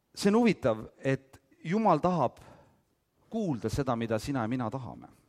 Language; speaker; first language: Estonian; early bilingual, heritage; Estonian